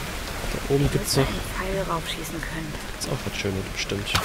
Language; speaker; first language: German; native; German